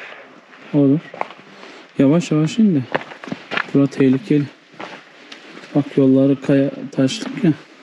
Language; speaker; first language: Turkish; native; Turkish